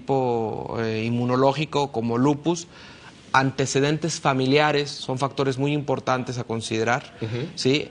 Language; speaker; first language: Spanish; native; Spanish